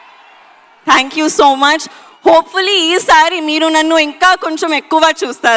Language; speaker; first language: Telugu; non-native, learner; Hindi